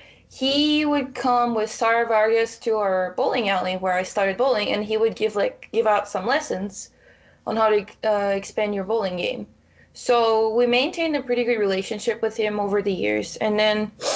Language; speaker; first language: English; non-native, fluent; Russian